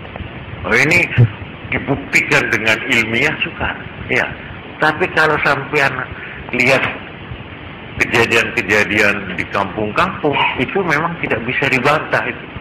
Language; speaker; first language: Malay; non-native, local second language; Javanese